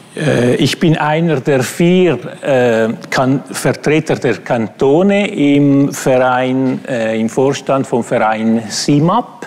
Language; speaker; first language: German; non-native, fluent; Italian